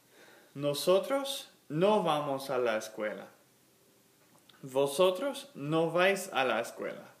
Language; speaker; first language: Spanish; non-native, fluent; English